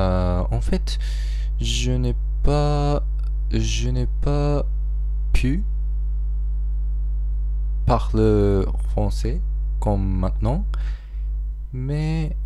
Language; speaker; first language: French; non-native, learner; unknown